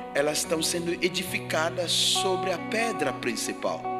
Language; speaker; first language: Portuguese; non-native, fluent; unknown